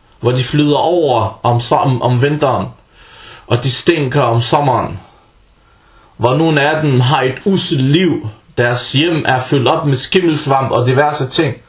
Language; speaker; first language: Danish; early bilingual, other home language; Arabic